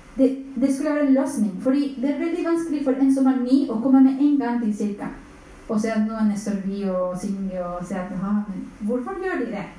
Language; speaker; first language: Norwegian; non-native, fluent; Spanish